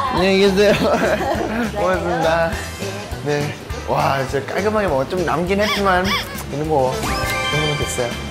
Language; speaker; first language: Korean; non-native, fluent; Thai